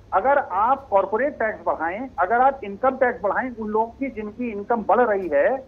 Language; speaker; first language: Hindi; native; Hindi